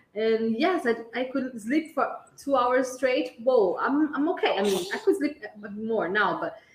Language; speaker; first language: English; non-native, fluent; Portuguese